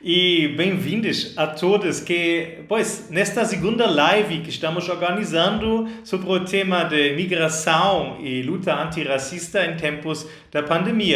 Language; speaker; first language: Portuguese; non-native, fluent; German